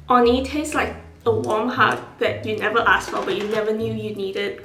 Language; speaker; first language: English; non-native, local second language; Min Nan Chinese